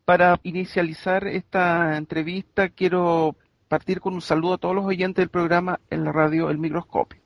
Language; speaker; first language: Spanish; native; Spanish